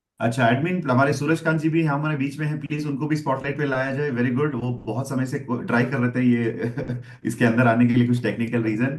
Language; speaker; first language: Hindi; native; Hindi